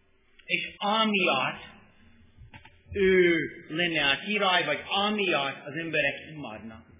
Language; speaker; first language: Hungarian; non-native, learner; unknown